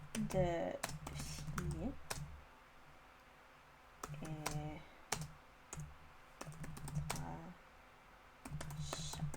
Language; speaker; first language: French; non-native, learner; English